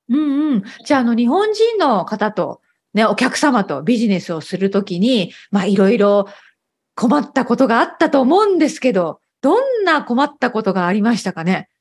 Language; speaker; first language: Japanese; native; Japanese